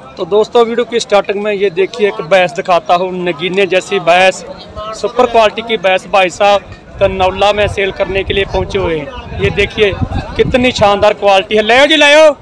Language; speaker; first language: Hindi; non-native, local second language; Punjabi